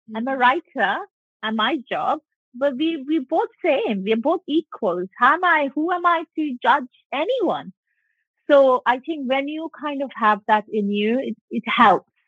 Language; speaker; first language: English; non-native, local second language; Punjabi